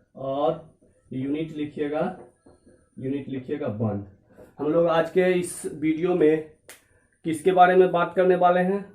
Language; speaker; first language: Hindi; native; Hindi